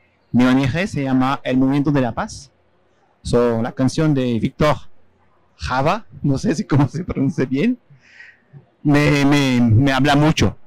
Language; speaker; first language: Spanish; non-native, fluent; French